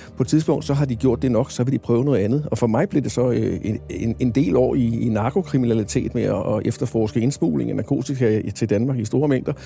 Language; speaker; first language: Danish; native; Danish